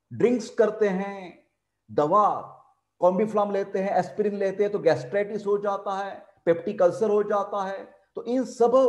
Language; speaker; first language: Hindi; non-native, local second language; Marathi